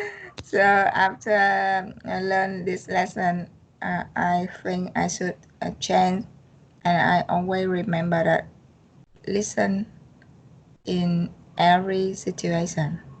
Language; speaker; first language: English; non-native, learner; Vietnamese